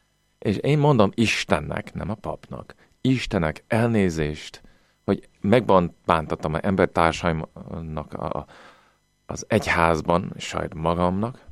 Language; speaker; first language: Hungarian; non-native, fluent; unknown